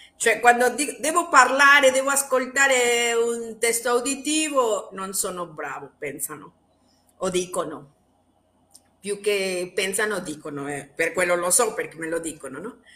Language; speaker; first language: Italian; non-native, fluent; Spanish